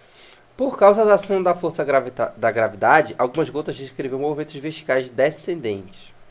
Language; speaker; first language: Portuguese; native; Portuguese